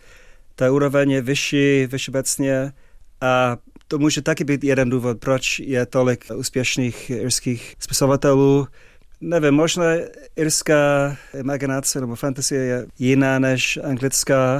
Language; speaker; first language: Czech; non-native, fluent; English